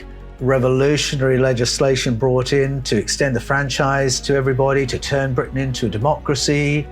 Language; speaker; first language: English; native; English